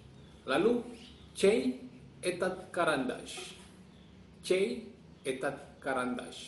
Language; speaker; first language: Indonesian; non-native, local second language; Javanese